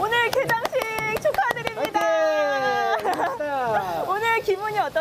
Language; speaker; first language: Korean; native; Korean